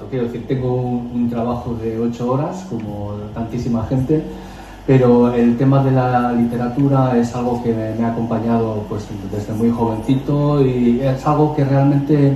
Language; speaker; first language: Spanish; native; Spanish